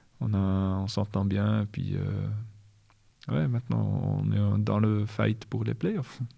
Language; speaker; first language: French; non-native, local second language; German